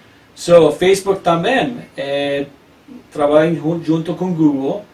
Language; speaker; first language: Portuguese; non-native, learner; English